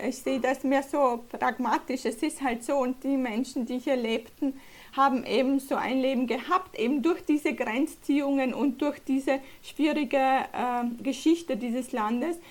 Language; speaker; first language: German; early bilingual, other home language; Polish